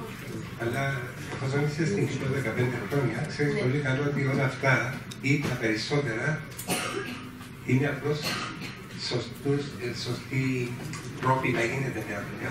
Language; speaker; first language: Greek; native; Greek